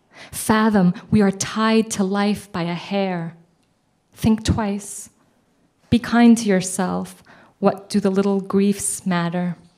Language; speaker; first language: English; early bilingual, other home language; Persian